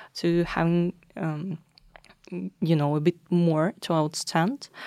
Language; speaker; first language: English; non-native, fluent; Russian